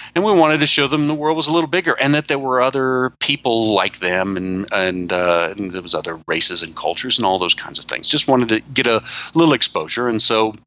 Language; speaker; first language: English; native; English